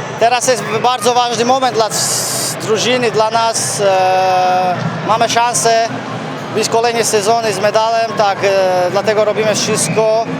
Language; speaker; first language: Polish; non-native, learner; Armenian